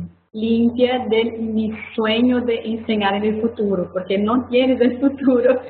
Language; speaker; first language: Spanish; non-native, fluent; Portuguese